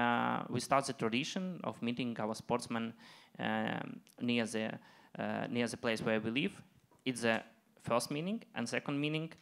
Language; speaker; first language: English; non-native, learner; Ukrainian